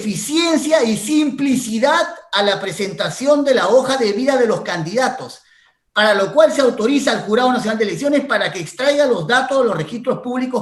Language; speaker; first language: Spanish; native; Spanish